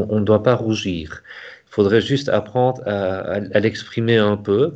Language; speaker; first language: French; native; French